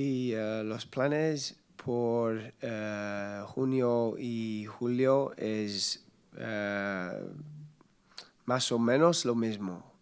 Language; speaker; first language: Spanish; non-native, learner; English